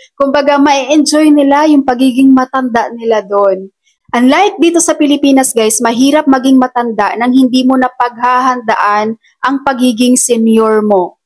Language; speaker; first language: Filipino; non-native, local second language; Cebuano